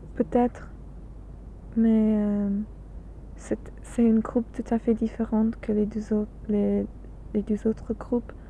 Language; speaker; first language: French; non-native, learner; English